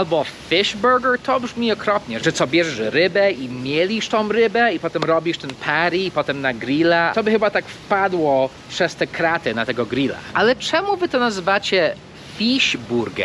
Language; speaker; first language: Polish; non-native, fluent; English